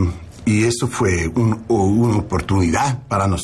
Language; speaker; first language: Spanish; non-native, learner; English